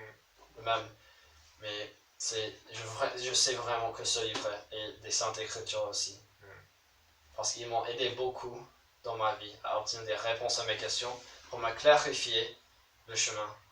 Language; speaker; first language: French; non-native, learner; English